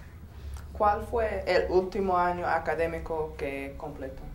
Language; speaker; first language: Spanish; non-native, fluent; English